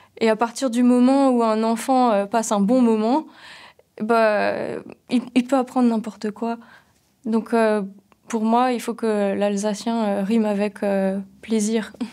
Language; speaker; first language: French; non-native, local second language; Swiss German